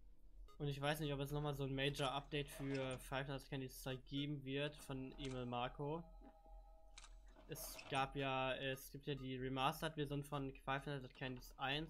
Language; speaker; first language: German; native; German